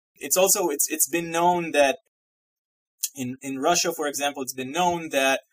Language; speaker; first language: English; non-native, fluent; Hebrew